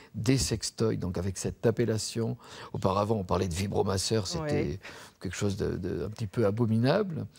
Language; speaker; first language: French; native; French